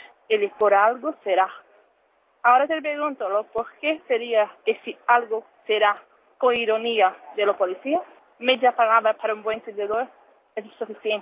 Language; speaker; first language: Spanish; non-native, learner; Portuguese